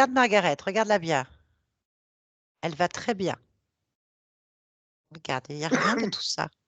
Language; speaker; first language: French; native; French